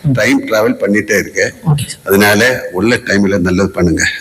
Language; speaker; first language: Tamil; non-native, fluent; Malayalam